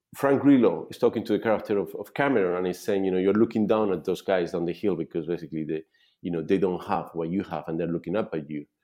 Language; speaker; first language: English; non-native, fluent; Spanish